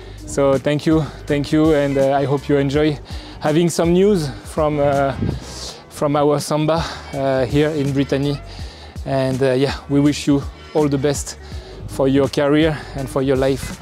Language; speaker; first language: English; non-native, fluent; French